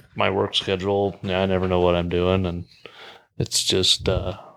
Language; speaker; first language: English; native; English